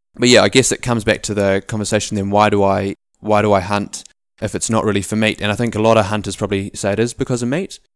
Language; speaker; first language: English; native; English